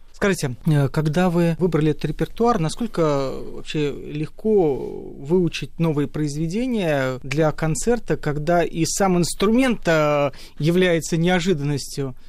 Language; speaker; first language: Russian; native; Russian